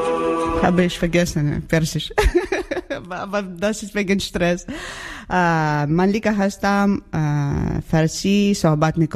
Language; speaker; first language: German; non-native, learner; Ukrainian